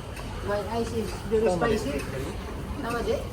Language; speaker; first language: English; non-native, fluent; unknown